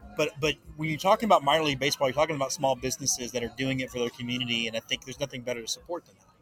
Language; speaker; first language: English; native; English